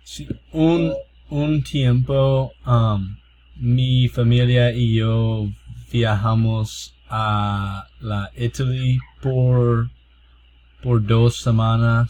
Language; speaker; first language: Spanish; non-native, learner; English